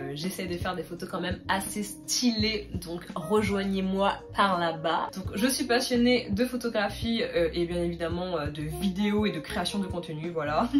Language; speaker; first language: French; native; French